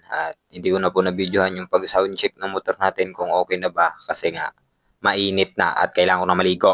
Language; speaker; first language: Filipino; native; Filipino